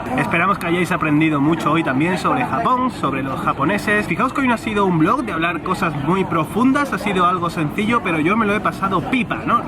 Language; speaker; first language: Spanish; native; Spanish